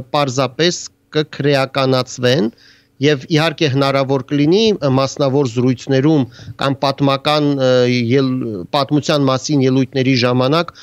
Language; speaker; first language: Armenian; native; Armenian